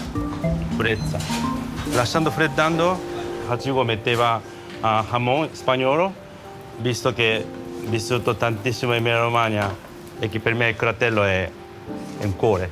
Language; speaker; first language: Italian; non-native, learner; Japanese